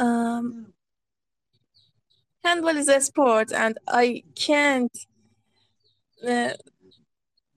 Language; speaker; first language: English; non-native, learner; Persian